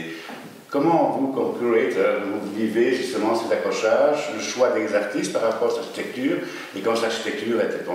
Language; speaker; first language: French; native; French